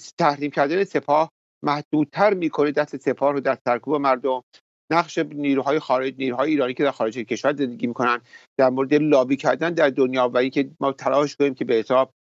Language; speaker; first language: Persian; native; Persian